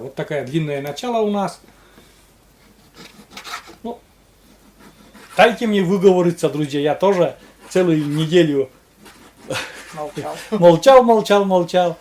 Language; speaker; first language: Russian; native; Russian